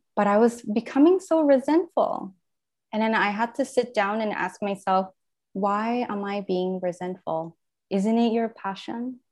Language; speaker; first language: English; non-native, fluent; Japanese